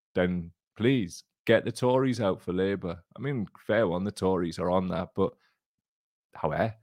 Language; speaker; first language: English; native; English